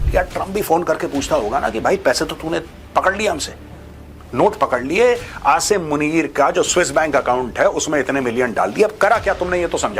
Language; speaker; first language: Hindi; native; Hindi